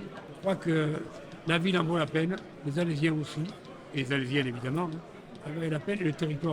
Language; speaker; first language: French; native; French